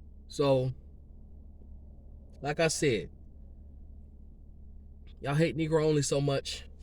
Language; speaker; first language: English; native; English